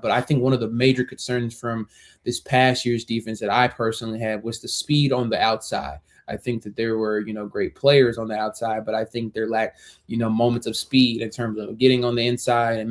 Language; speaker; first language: English; native; English